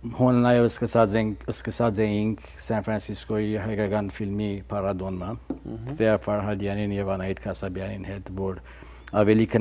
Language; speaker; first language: Armenian; early bilingual, heritage; Armenian